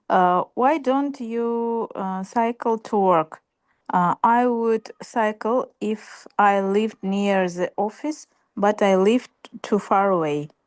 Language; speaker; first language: English; non-native, learner; Russian